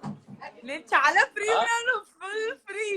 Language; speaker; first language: Telugu; non-native, local second language; Gujarati